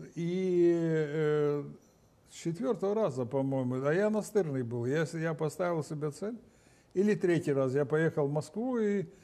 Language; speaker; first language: Russian; non-native, local second language; Romanian